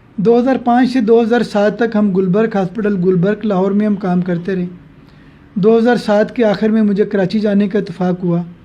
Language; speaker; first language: Urdu; non-native, local second language; Punjabi